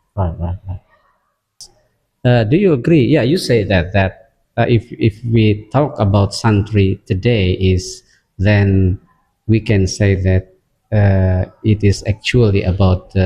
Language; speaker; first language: English; non-native, fluent; Indonesian